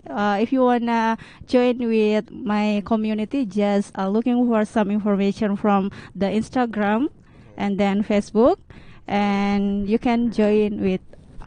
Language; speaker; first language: English; non-native, learner; Indonesian